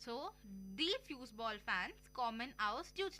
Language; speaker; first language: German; non-native, learner; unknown